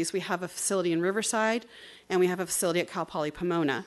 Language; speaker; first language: English; native; English